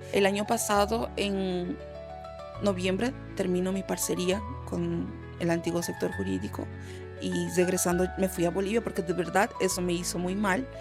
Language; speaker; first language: Spanish; early bilingual, heritage; Spanish